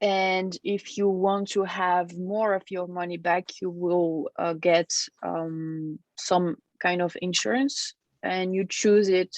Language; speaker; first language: English; non-native, fluent; French